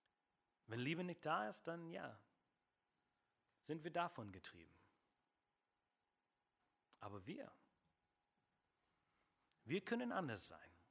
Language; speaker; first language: German; non-native, fluent; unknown